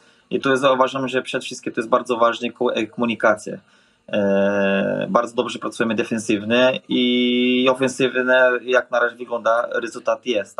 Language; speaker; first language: Polish; non-native, fluent; Portuguese